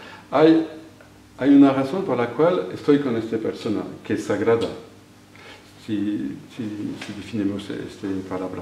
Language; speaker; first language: Spanish; non-native, fluent; French